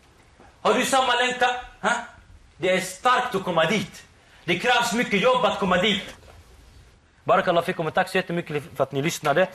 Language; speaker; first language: Swedish; non-native, local second language; Arabic